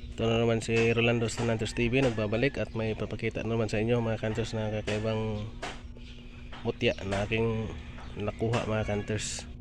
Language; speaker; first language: Filipino; non-native, local second language; Cebuano